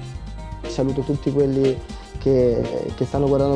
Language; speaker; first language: Italian; native; Italian